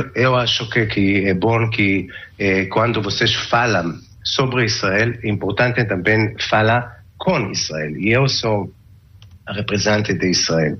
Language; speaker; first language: Portuguese; non-native, learner; Hebrew